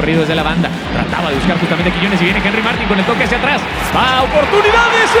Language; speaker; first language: Spanish; native; Spanish